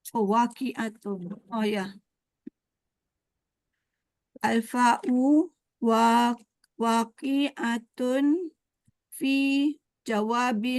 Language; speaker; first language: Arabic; non-native, learner; Malay